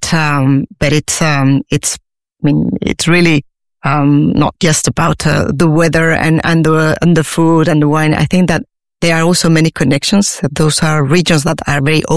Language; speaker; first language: English; non-native, fluent; Spanish